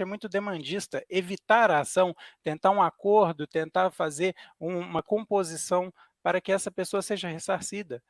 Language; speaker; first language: Portuguese; native; Portuguese